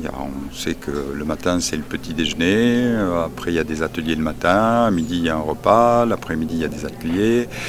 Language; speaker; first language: French; native; French